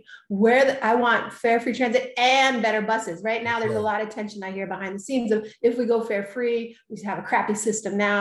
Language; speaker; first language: English; native; English